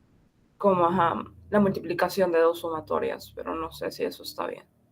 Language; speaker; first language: Spanish; native; Spanish